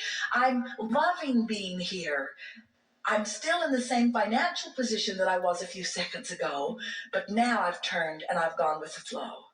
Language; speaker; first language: English; native; English